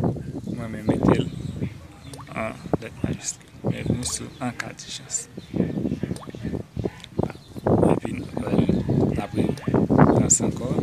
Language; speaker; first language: French; non-native, local second language; Haitian Creole